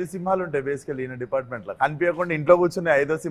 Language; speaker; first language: Telugu; native; Telugu